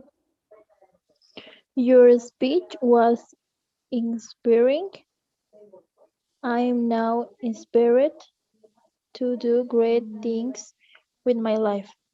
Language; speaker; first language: English; non-native, learner; Spanish